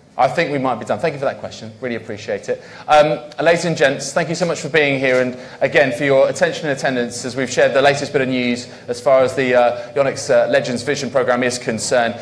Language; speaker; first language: English; native; English